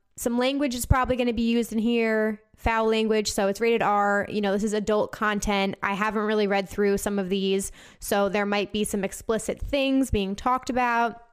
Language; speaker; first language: English; native; English